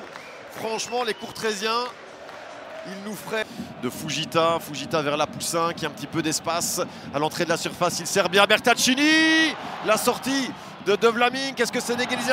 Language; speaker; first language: French; native; French